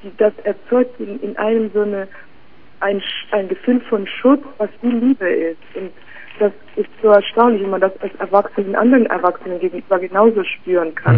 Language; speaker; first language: German; non-native, fluent; Spanish